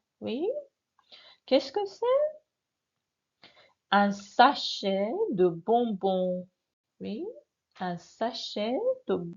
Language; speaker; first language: French; non-native, fluent; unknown